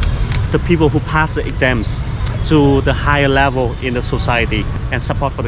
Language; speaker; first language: English; non-native, fluent; Vietnamese